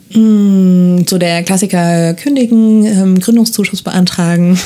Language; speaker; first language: German; non-native, fluent; Spanish